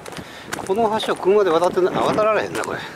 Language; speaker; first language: Japanese; native; Japanese